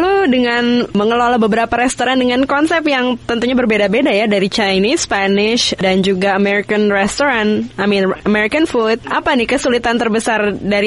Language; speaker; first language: Indonesian; native; Indonesian